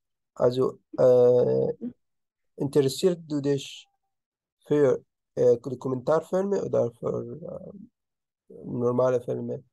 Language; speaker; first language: German; non-native, learner; Arabic